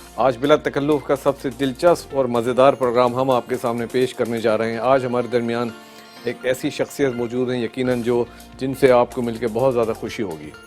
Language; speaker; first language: Urdu; native; Urdu